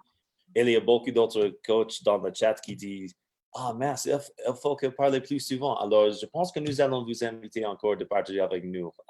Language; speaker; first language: French; non-native, fluent; English